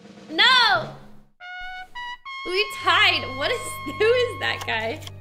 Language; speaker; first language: English; native; English